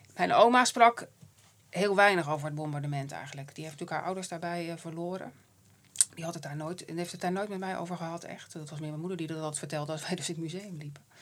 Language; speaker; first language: Dutch; native; Dutch